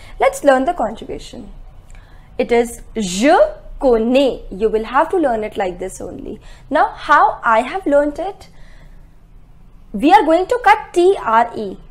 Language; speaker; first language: English; non-native, local second language; Hindi